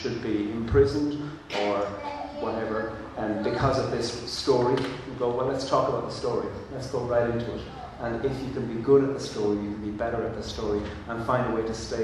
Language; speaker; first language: English; non-native, local second language; Irish